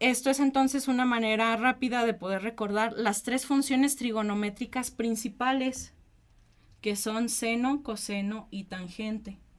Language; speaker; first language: Spanish; native; Spanish